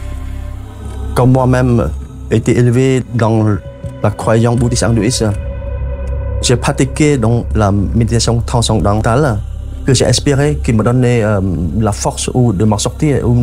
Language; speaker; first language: French; non-native, fluent; Khmer